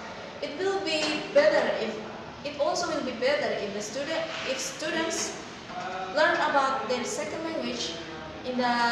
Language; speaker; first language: English; non-native, learner; Indonesian